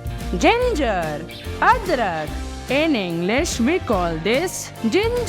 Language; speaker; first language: English; non-native, local second language; Hindi